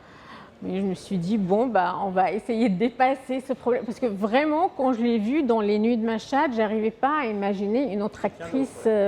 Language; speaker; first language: French; non-native, fluent; Arabic